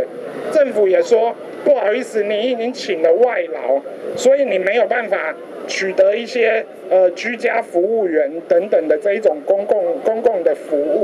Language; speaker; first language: Chinese; native; Chinese